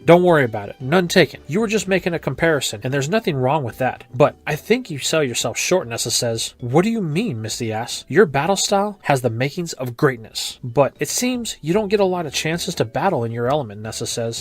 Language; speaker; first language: English; native; English